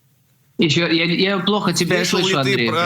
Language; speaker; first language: Russian; early bilingual, heritage; Russian